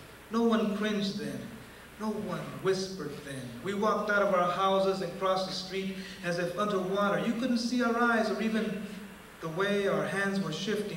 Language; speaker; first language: English; early bilingual, other home language; Spanish